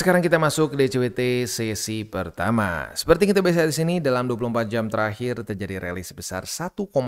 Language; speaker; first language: Indonesian; native; Indonesian